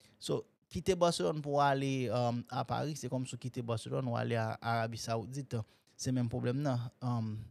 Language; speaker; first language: French; non-native, local second language; Haitian Creole